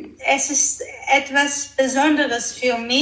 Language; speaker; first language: German; non-native, fluent; Greek